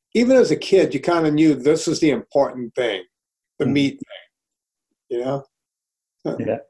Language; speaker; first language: English; early bilingual, other home language; Italian